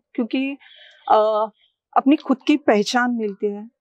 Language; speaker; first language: Hindi; non-native, local second language; Marathi